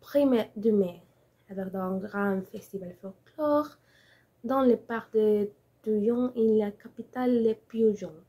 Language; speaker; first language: French; non-native, learner; Spanish